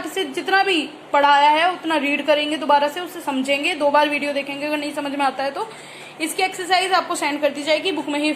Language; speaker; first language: Hindi; native; Hindi